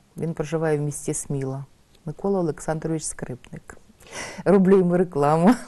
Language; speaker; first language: Ukrainian; native; Ukrainian